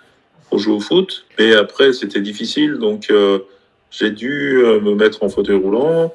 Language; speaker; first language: French; native; French